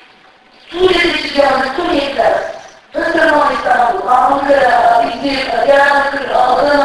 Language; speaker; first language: French; non-native, fluent; Turkish